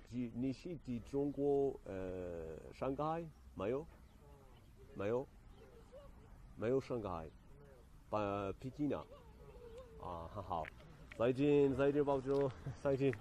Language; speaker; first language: Chinese; non-native, learner; Arabic